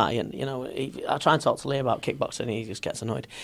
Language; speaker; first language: English; native; English